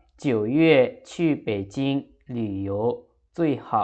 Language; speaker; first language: Chinese; non-native, fluent; Lao